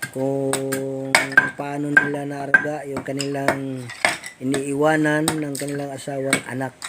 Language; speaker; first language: Filipino; native; Filipino